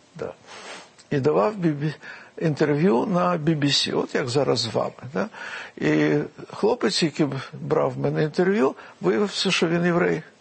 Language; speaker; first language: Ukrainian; non-native, local second language; Russian